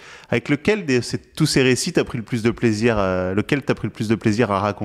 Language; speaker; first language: French; native; French